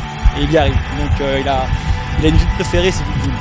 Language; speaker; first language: French; native; French